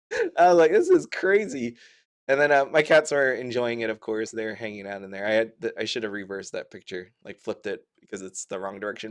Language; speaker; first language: English; native; English